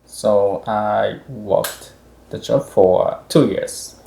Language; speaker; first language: English; non-native, fluent; Japanese